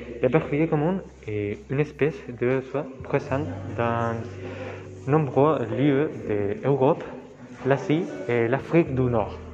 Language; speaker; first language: French; non-native, learner; Spanish